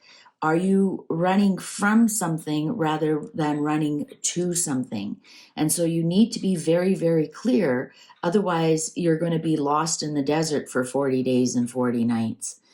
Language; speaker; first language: English; native; English